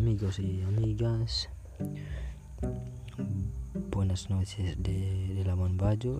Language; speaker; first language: Spanish; non-native, learner; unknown